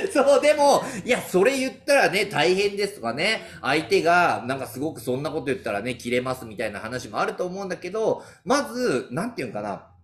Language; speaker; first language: Japanese; native; Japanese